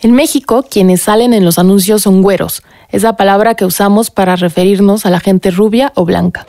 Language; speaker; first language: Spanish; native; Spanish